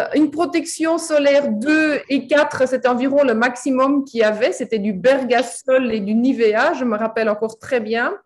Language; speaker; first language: French; native; French